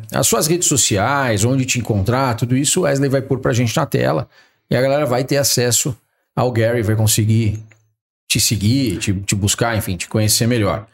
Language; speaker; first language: Portuguese; native; Portuguese